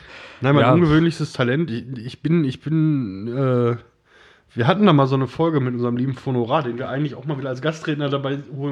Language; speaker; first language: German; native; German